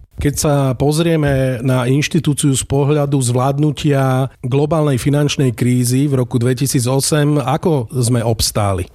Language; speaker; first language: Slovak; native; Slovak